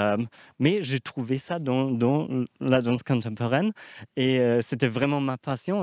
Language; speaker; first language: French; non-native, fluent; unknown